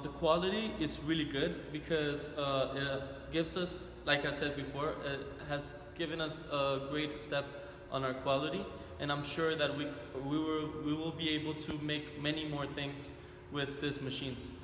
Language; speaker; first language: English; non-native, fluent; Spanish